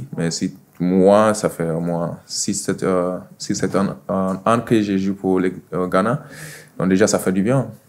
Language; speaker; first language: French; non-native, fluent; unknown